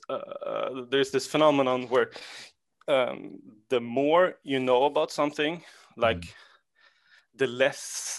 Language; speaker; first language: English; non-native, fluent; Swedish